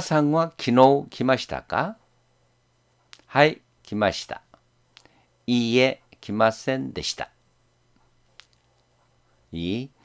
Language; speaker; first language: Japanese; non-native, fluent; Korean